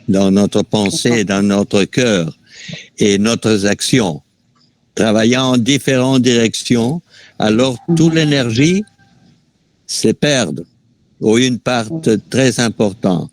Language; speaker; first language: French; non-native, fluent; Spanish